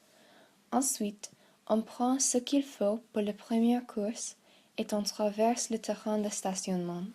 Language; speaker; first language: French; non-native, learner; English